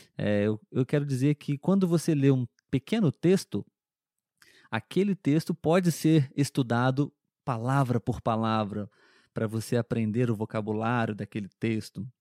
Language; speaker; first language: Portuguese; native; Portuguese